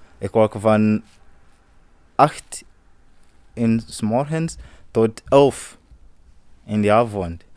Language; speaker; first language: Dutch; non-native, learner; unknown